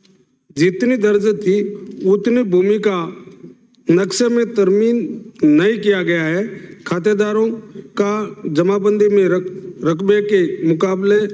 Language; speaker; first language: Hindi; native; Hindi